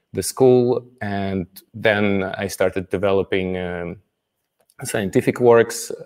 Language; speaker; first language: English; non-native, fluent; Russian